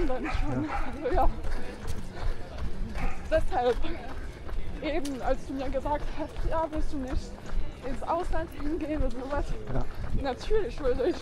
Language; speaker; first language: German; non-native, fluent; French